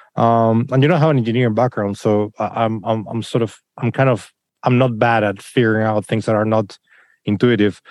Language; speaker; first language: English; non-native, fluent; Spanish